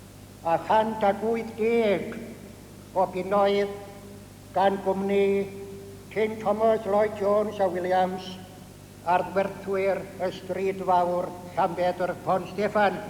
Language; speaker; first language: Welsh; native; Welsh